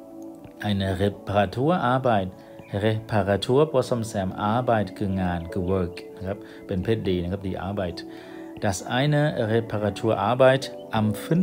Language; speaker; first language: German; non-native, fluent; Thai